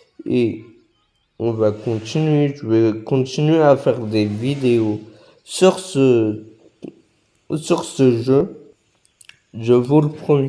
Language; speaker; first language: French; native; French